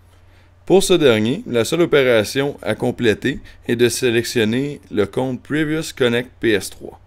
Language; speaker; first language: French; native; French